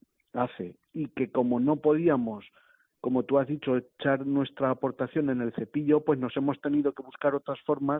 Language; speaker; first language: Spanish; native; Spanish